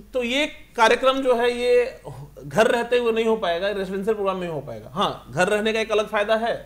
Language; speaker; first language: Hindi; native; Hindi